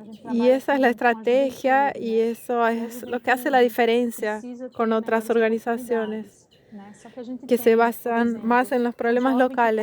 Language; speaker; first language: Spanish; non-native, fluent; Portuguese